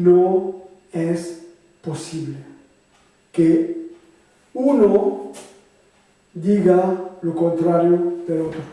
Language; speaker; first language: Spanish; non-native, fluent; French